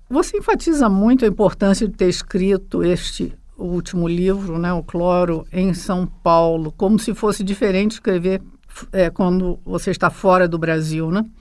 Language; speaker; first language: Portuguese; native; Portuguese